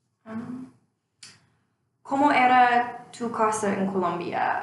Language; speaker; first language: Spanish; non-native, learner; English